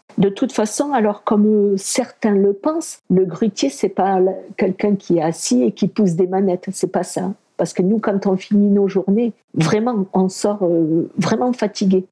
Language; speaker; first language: French; early bilingual, other home language; Spanish